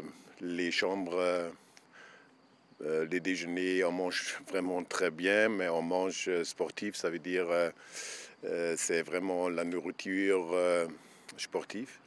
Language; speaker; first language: French; non-native, fluent; German